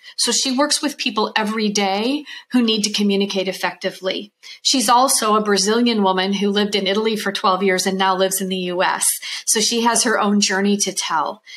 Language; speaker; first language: English; native; English